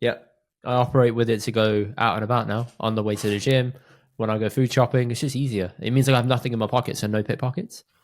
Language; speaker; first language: English; early bilingual, other home language; Punjabi